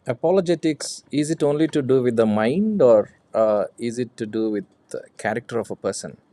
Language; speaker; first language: English; non-native, local second language; Telugu